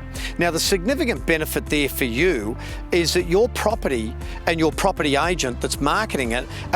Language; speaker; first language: English; native; English